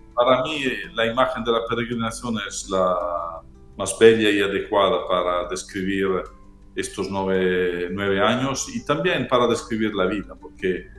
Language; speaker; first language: Spanish; non-native, fluent; Italian